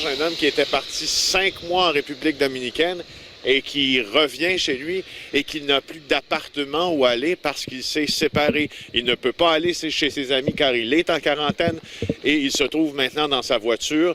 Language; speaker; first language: French; native; French